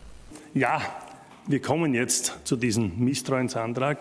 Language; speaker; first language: German; native; German